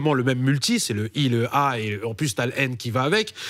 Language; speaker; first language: French; native; French